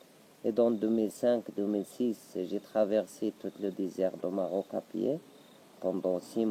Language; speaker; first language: French; non-native, local second language; Arabic